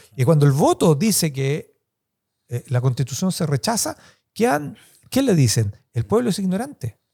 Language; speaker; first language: Spanish; native; Spanish